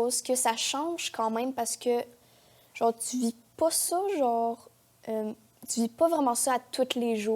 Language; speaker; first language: French; native; French